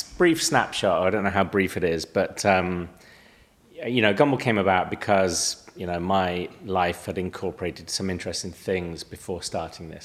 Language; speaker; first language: English; native; English